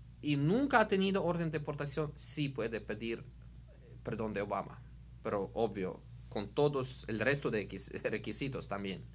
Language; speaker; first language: Spanish; non-native, fluent; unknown